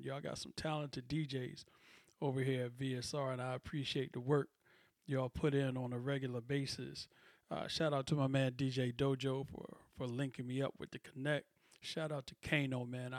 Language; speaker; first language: English; native; English